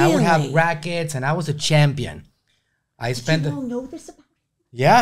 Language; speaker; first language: English; native; English